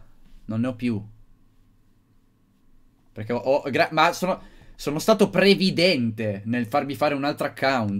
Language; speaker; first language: Italian; native; Italian